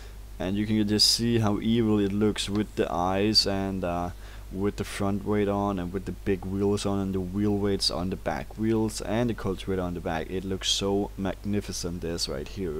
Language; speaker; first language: English; non-native, fluent; Danish